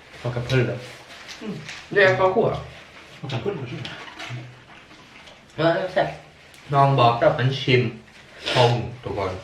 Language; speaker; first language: Thai; early bilingual, heritage; Thai